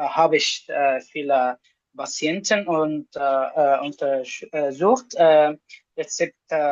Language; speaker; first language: German; non-native, learner; Arabic